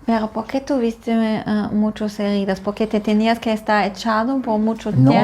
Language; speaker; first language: Spanish; non-native, fluent; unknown